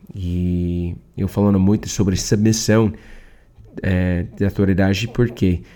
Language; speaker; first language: Portuguese; non-native, learner; English